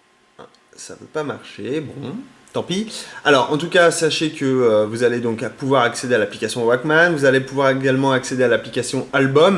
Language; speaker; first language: French; native; French